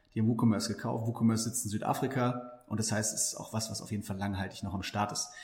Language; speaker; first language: German; native; German